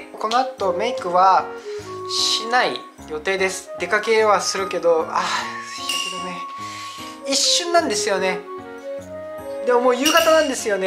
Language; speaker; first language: Japanese; non-native, fluent; Korean